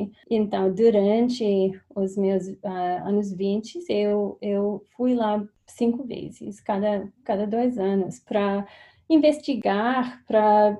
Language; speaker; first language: Portuguese; non-native, fluent; English